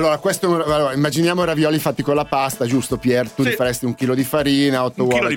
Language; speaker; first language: Italian; native; Italian